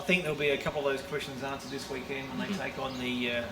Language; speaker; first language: English; native; English